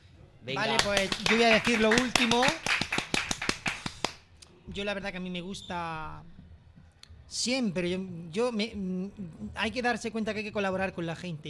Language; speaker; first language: Spanish; native; Spanish